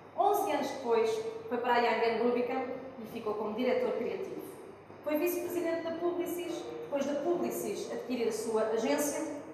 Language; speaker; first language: Portuguese; non-native, fluent; Italian